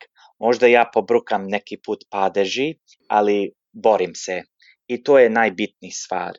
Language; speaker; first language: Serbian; early bilingual, heritage; Serbian